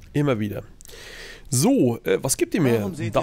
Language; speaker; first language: German; native; German